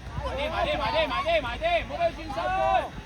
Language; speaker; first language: Cantonese; native; Cantonese